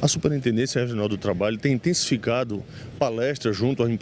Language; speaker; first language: Portuguese; native; Portuguese